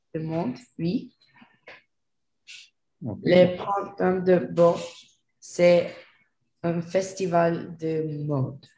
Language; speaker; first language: French; non-native, learner; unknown